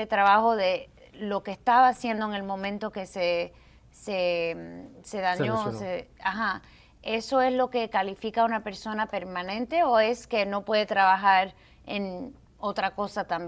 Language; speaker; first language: Spanish; early bilingual, heritage; Spanish